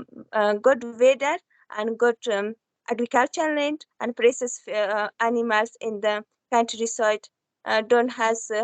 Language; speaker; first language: English; non-native, learner; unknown